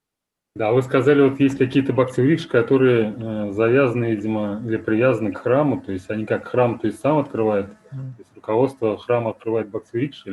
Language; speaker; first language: Russian; native; Russian